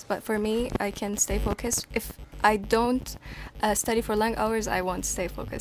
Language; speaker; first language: English; non-native, fluent; Arabic